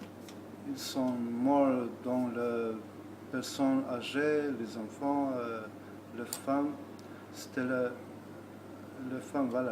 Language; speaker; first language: French; non-native, learner; Albanian